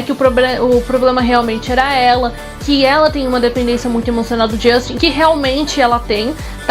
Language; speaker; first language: Portuguese; native; Portuguese